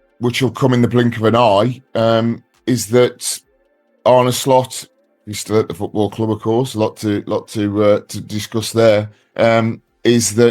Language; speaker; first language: English; native; English